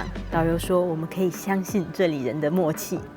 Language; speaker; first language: Chinese; native; Chinese